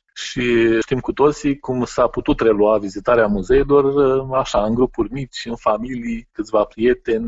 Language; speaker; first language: Romanian; native; Romanian